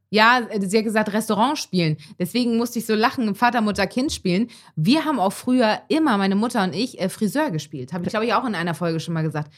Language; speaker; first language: German; native; German